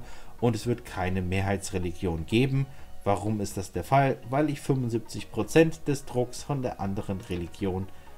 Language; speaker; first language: German; native; German